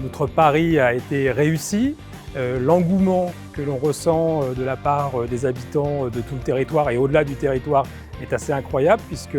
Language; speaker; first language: French; native; French